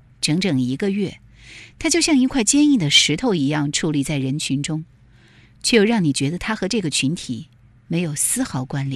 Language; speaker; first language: Chinese; native; Chinese